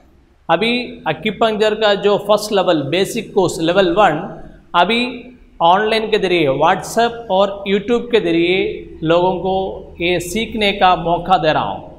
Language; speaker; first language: Hindi; non-native, local second language; Malayalam